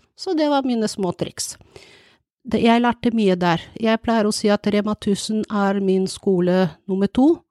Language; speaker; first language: Norwegian; non-native, fluent; Bulgarian